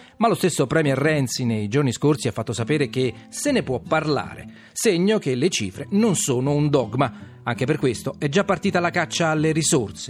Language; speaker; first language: Italian; native; Italian